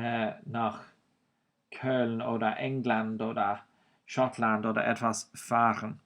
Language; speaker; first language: German; non-native, fluent; Irish